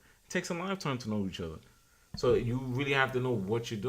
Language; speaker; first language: English; native; English